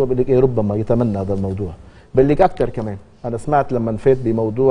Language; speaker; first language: Arabic; native; Arabic